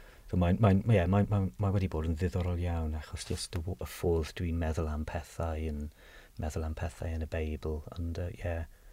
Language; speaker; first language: Welsh; non-native, fluent; English